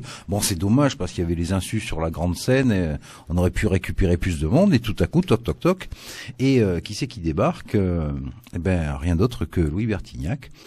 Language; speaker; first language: French; native; French